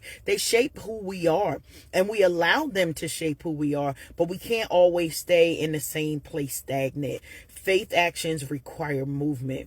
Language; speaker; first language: English; native; English